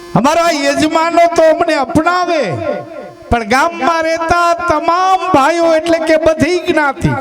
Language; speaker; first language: Gujarati; native; Gujarati